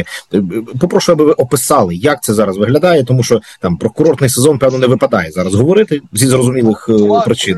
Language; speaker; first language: Ukrainian; native; Ukrainian